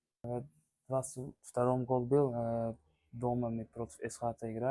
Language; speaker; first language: Russian; non-native, learner; Tajik